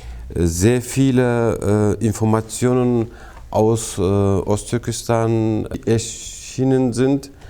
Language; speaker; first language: German; non-native, fluent; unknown